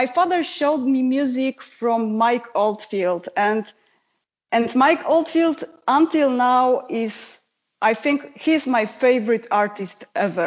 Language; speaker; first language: English; non-native, fluent; Polish